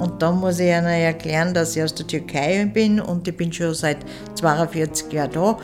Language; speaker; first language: German; early bilingual, other home language; Turkish